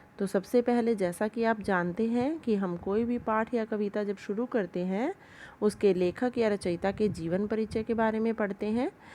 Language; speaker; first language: Hindi; native; Hindi